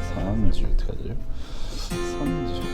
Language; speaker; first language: Japanese; native; Japanese